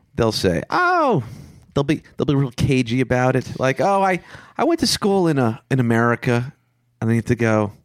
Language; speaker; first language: English; native; English